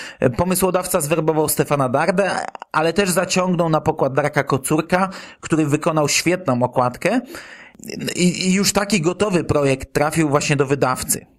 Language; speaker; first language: Polish; native; Polish